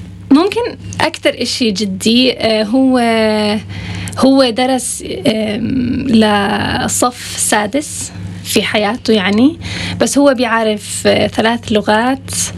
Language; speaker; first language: Arabic; non-native, fluent; Swedish